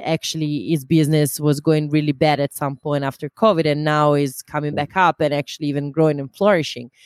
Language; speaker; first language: English; non-native, fluent; Italian